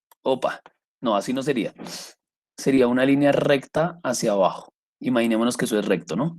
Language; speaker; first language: Spanish; native; Spanish